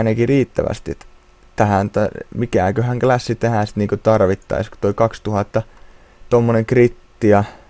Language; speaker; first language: Finnish; native; Finnish